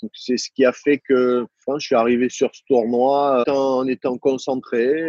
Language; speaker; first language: French; native; French